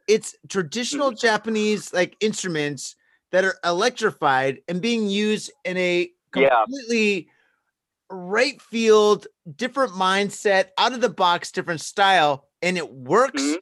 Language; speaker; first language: English; native; English